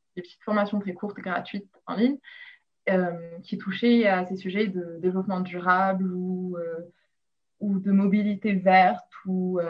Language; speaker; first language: French; non-native, local second language; Arabic